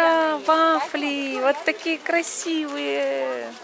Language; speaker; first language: Russian; native; Russian